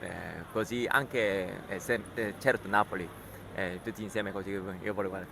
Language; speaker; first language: Italian; non-native, learner; Korean